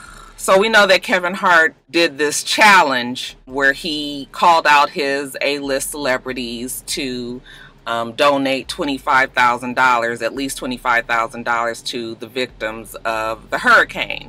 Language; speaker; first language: English; native; English